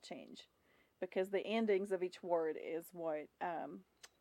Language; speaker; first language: English; non-native, fluent; Russian